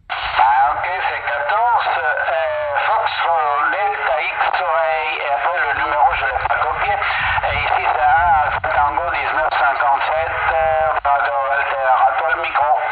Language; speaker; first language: French; early bilingual, heritage; Italian